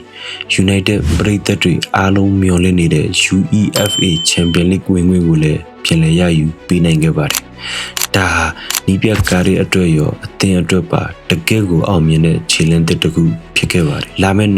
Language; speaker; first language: Burmese; native; Burmese